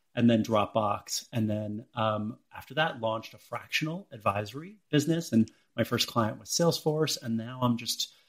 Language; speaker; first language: English; native; English